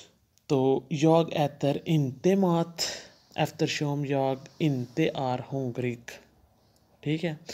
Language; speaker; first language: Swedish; non-native, fluent; Urdu